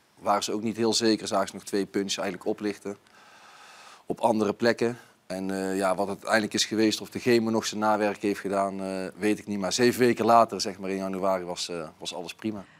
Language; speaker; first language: Dutch; native; Dutch